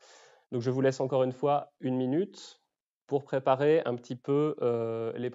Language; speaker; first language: French; native; French